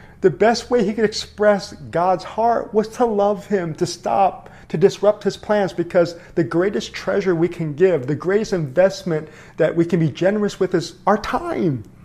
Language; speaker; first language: English; early bilingual, other home language; Korean